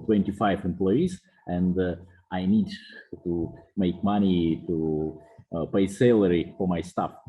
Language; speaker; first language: English; non-native, fluent; Russian